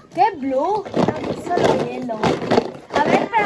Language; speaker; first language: Spanish; early bilingual, other home language; Filipino